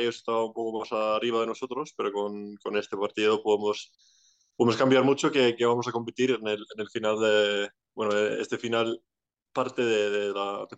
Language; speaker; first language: Spanish; non-native, fluent; Icelandic